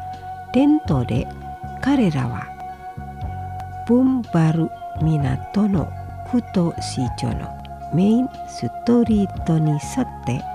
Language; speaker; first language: Japanese; non-native, fluent; Indonesian